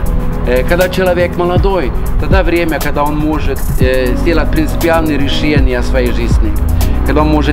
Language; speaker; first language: Russian; non-native, fluent; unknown